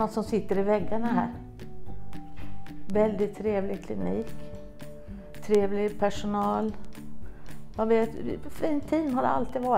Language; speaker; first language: Swedish; native; Swedish